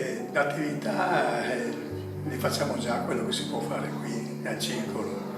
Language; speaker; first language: Italian; native; Italian